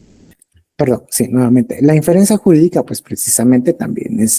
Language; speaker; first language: Spanish; native; Spanish